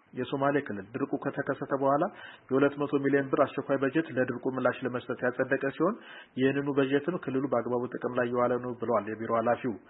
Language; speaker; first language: Amharic; native; Amharic